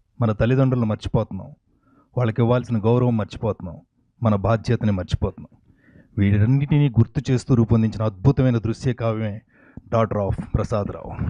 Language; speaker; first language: Telugu; native; Telugu